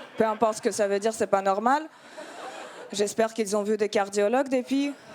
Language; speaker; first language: French; non-native, fluent; Russian